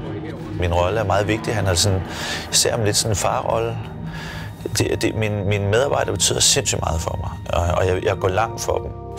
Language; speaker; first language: Danish; native; Danish